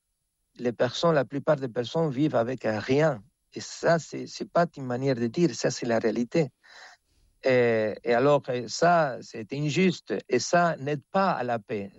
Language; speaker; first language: French; non-native, fluent; Spanish